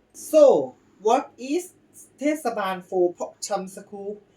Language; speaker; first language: English; non-native, learner; Thai